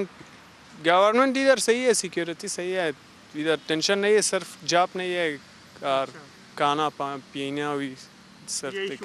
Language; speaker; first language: Hindi; non-native, learner; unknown